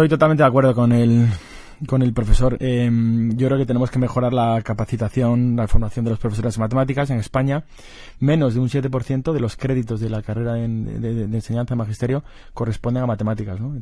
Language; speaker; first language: Spanish; native; Spanish